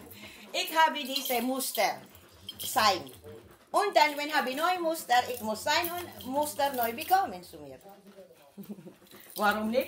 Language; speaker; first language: German; non-native, learner; Filipino